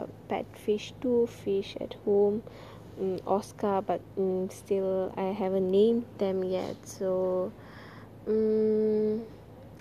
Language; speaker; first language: English; non-native, local second language; Tamil